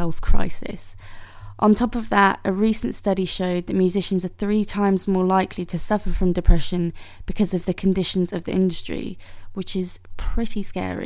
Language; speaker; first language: English; native; English